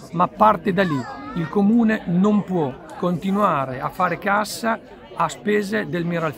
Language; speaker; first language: Italian; native; Italian